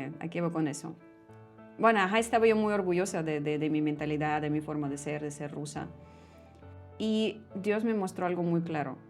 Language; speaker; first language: Spanish; non-native, fluent; Russian